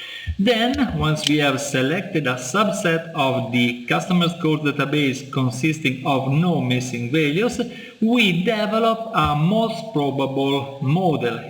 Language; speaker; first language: English; non-native, fluent; Italian